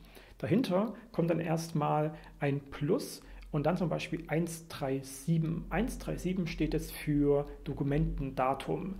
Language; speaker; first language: German; native; German